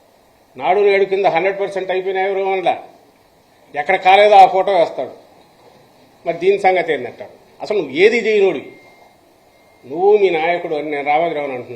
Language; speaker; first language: Telugu; native; Telugu